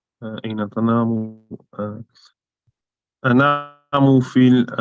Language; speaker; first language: Arabic; non-native, learner; English